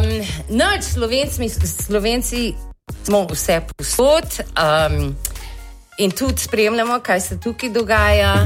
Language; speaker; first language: Slovenian; early bilingual, heritage; Slovenian